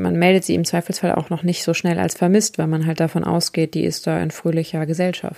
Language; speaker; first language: German; native; German